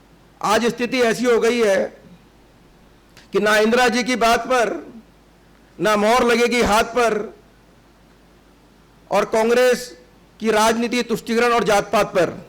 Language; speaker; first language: Hindi; native; Hindi